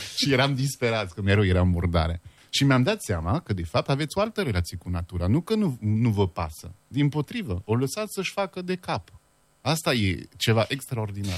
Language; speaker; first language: Romanian; non-native, fluent; French